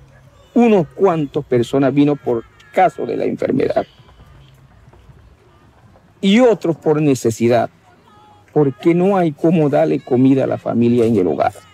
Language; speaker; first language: Spanish; non-native, local second language; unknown